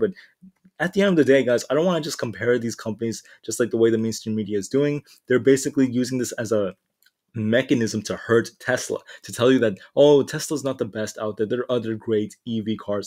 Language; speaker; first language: English; native; English